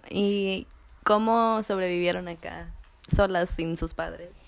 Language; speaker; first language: Spanish; early bilingual, other home language; English